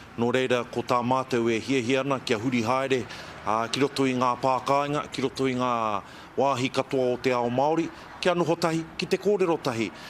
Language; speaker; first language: Māori; native; Māori